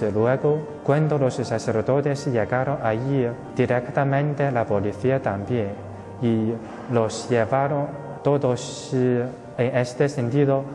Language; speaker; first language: Spanish; non-native, fluent; Chinese